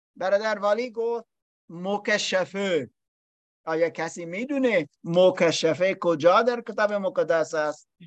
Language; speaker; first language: Persian; non-native, learner; English